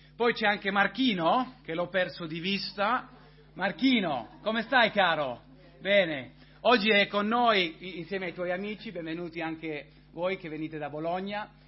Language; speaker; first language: Italian; non-native, fluent; English